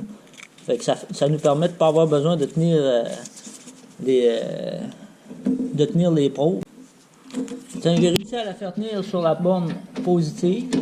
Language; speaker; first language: French; native; French